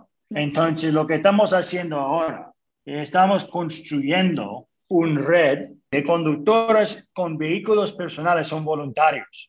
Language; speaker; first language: Spanish; early bilingual, other home language; English